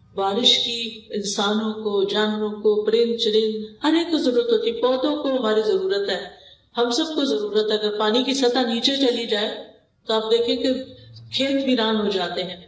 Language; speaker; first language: Urdu; native; Urdu